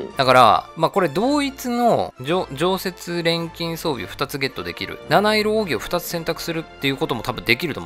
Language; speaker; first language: Japanese; native; Japanese